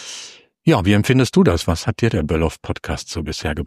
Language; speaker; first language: German; native; German